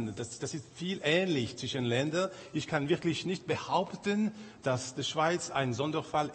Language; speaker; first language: German; non-native, local second language; French